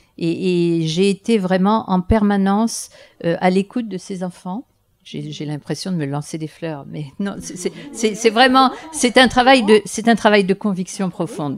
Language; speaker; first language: French; native; French